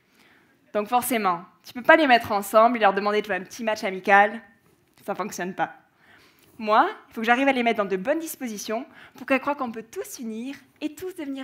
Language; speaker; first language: French; native; French